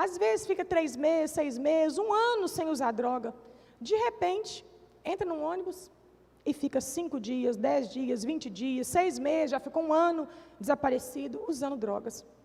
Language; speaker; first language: Portuguese; native; Portuguese